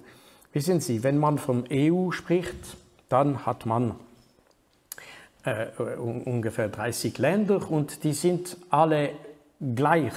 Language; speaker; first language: German; non-native, fluent; French